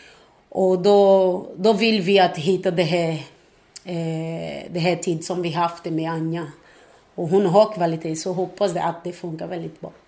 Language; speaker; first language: Swedish; non-native, fluent; Portuguese